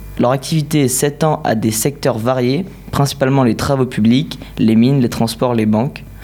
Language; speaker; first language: French; native; French